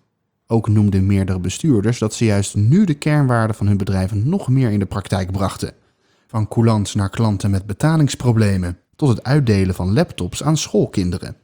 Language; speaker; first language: Dutch; native; Dutch